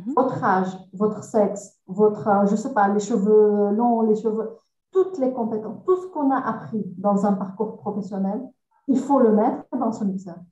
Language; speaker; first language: French; non-native, local second language; Arabic